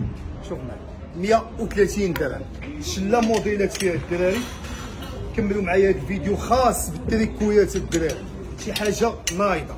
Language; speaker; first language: Arabic; native; Arabic